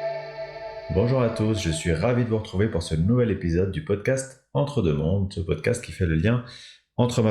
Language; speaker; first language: French; native; French